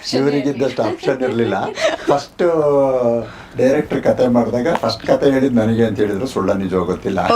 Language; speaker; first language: Kannada; native; Kannada